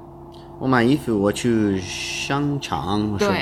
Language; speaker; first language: Chinese; non-native, learner; English